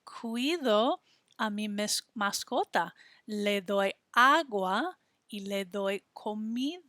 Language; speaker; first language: Spanish; non-native, fluent; English